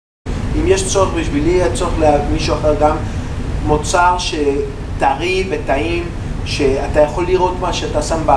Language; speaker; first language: Hebrew; non-native, learner; English